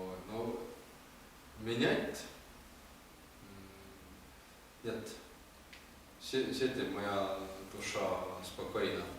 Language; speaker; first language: Russian; non-native, learner; Estonian